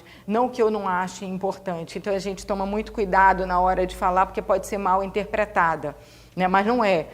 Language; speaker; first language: Portuguese; native; Portuguese